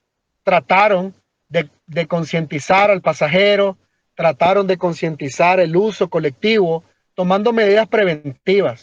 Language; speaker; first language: Spanish; native; Spanish